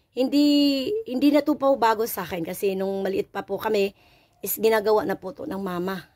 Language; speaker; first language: Filipino; non-native, local second language; Cebuano